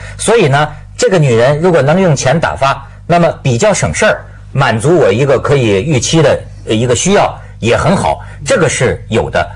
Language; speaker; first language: Chinese; native; Chinese